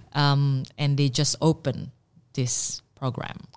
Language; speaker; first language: English; non-native, fluent; Indonesian